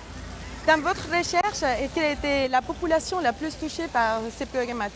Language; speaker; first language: French; native; French